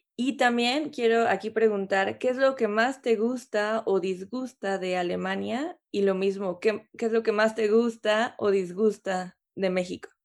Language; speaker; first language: Spanish; native; Spanish